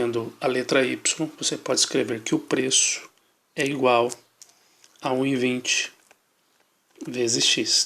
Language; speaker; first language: Portuguese; native; Portuguese